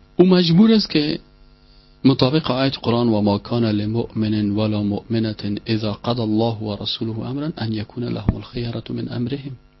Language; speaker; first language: Persian; native; Persian